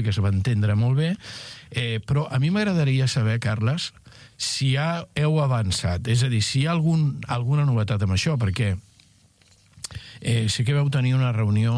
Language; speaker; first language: Catalan; native; Catalan